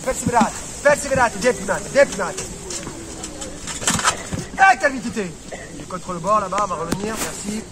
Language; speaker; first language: French; native; French